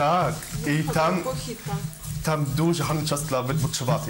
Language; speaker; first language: Ukrainian; non-native, learner; Arabic